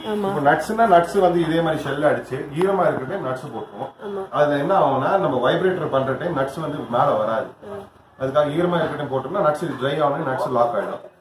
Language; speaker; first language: Tamil; non-native, local second language; Kashmiri